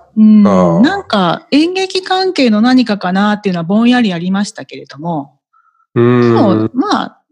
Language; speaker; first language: Japanese; native; Japanese